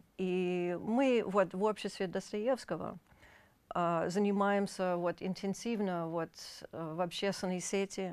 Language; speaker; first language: Russian; non-native, fluent; English